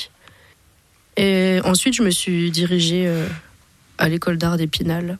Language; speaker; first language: French; native; French